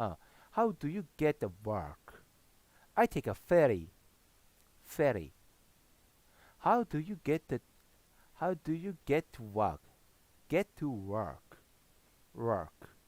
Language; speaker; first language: English; non-native, learner; Japanese